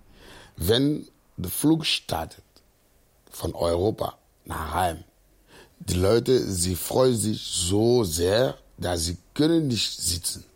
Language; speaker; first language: German; non-native, fluent; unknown